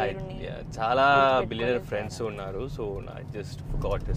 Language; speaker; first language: Telugu; non-native, learner; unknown